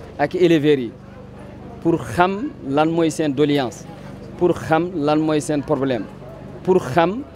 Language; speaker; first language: Wolof; non-native, local second language; Fula